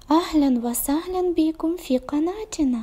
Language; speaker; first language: Arabic; non-native, fluent; Ukrainian